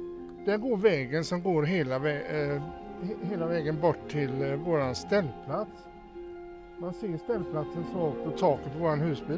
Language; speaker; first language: Swedish; native; Swedish